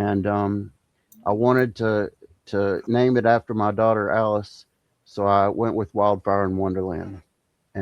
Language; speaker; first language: English; native; English